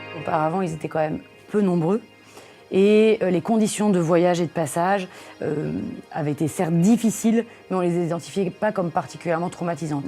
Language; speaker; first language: French; native; French